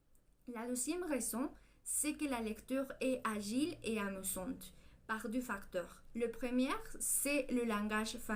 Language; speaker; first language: French; non-native, learner; Spanish